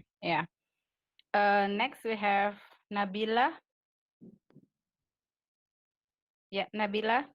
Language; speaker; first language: English; non-native, fluent; Indonesian